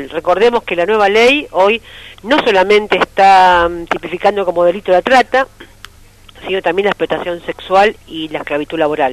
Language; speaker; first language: Spanish; native; Spanish